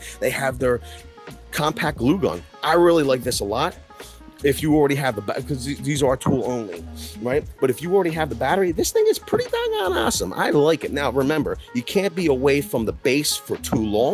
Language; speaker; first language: English; native; English